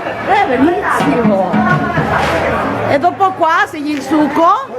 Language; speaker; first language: Italian; non-native, learner; Spanish